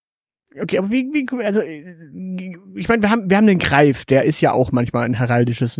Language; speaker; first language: German; native; German